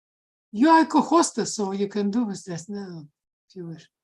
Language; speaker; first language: English; non-native, fluent; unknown